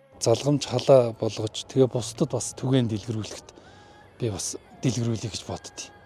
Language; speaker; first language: Mongolian; native; Mongolian